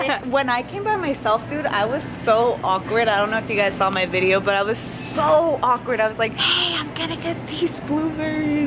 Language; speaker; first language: English; early bilingual, other home language; Spanish